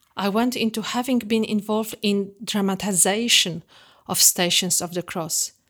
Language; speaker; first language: English; non-native, fluent; Polish